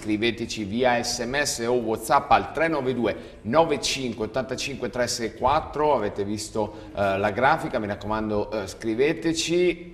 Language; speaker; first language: Italian; native; Italian